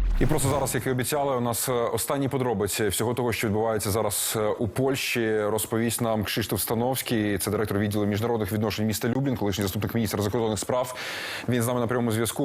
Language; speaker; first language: Ukrainian; native; Ukrainian